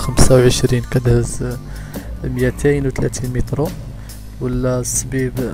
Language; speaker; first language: Arabic; native; Arabic